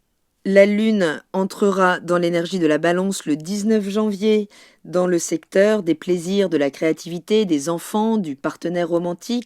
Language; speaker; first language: French; native; French